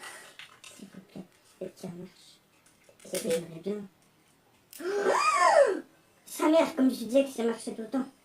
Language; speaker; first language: French; native; French